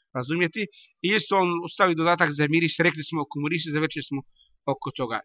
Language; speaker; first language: Bosnian; non-native, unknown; Arabic